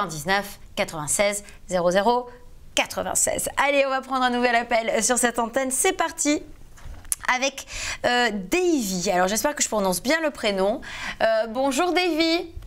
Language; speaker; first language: French; native; French